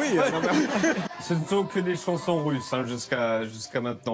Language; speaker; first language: French; native; French